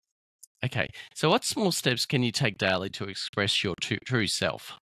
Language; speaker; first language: English; native; English